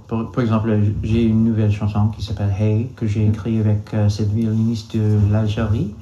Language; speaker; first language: French; non-native, local second language; English